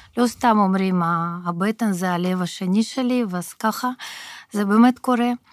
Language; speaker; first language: Hebrew; early bilingual, other home language; Russian